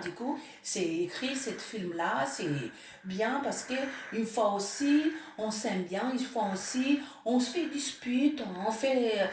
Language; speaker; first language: French; non-native, local second language; Malagasy